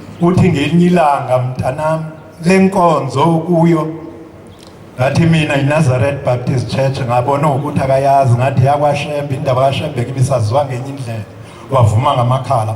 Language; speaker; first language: Zulu; non-native, local second language; Xhosa